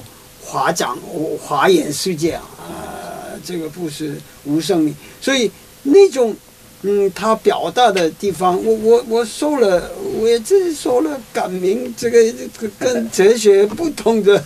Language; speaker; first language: Chinese; non-native, fluent; Korean